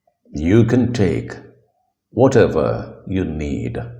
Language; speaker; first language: English; non-native, local second language; Malayalam